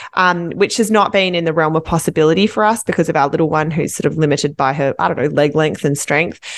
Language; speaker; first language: English; native; English